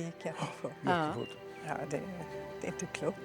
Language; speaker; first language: Swedish; non-native, fluent; German